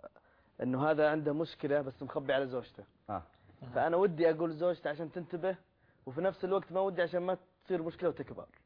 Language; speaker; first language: Arabic; native; Arabic